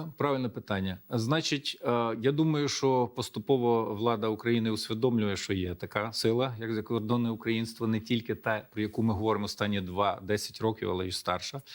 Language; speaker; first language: Ukrainian; early bilingual, heritage; Ukrainian